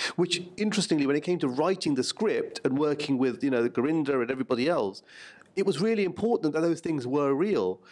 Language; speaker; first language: English; native; English